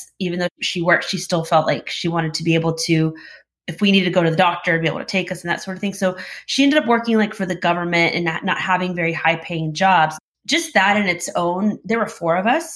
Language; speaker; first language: English; native; English